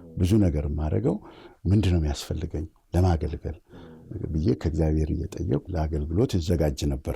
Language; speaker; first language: Amharic; native; Amharic